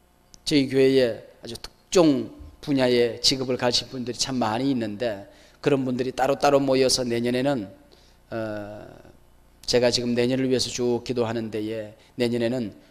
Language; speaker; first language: Korean; native; Korean